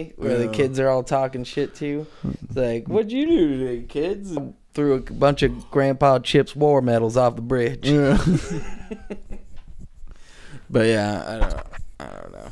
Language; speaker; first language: English; native; English